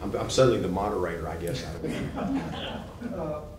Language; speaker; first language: English; native; English